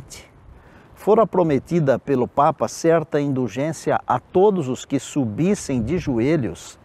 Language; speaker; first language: Portuguese; native; Portuguese